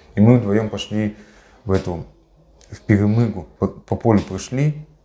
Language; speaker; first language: Russian; native; Russian